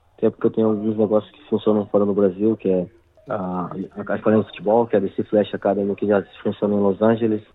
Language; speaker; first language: Portuguese; native; Portuguese